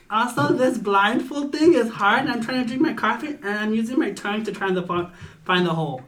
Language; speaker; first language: English; early bilingual, other home language; Spanish